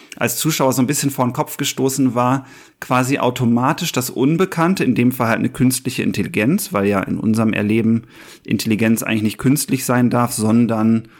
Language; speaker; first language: German; native; German